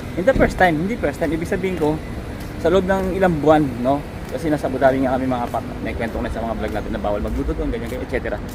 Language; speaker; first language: Filipino; native; Filipino